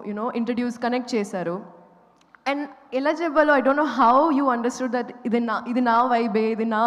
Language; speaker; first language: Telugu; non-native, local second language; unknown